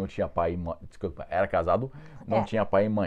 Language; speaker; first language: Portuguese; non-native, fluent; English